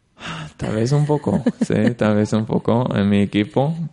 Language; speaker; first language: Spanish; non-native, learner; German